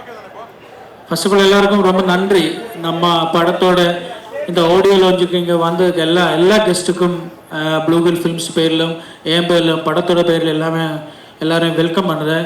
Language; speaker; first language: Tamil; non-native, learner; Malayalam